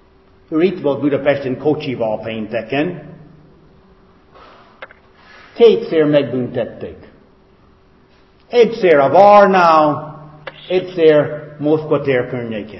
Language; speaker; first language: Hungarian; non-native, fluent; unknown